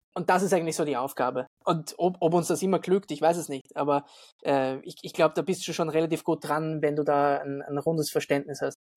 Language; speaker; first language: German; native; German